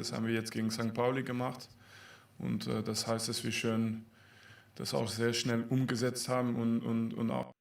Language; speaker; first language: German; non-native, fluent; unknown